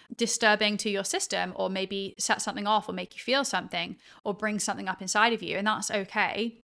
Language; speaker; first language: English; native; English